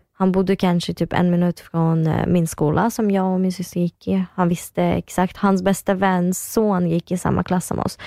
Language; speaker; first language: Swedish; early bilingual, other home language; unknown